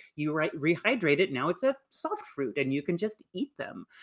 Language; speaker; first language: English; native; English